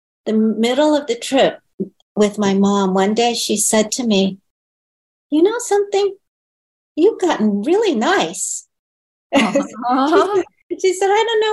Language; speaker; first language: English; early bilingual, other home language; Chinese